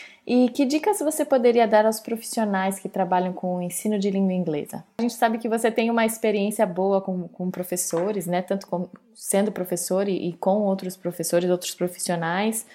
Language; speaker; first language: Portuguese; native; Portuguese